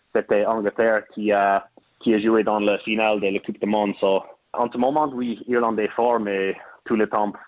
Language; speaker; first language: French; non-native, learner; English